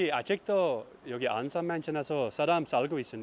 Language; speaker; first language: Korean; non-native, learner; Dutch